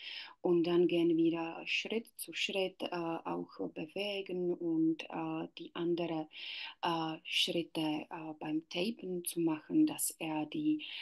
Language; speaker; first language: German; non-native, learner; Czech